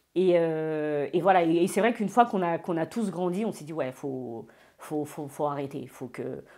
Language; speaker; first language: French; native; French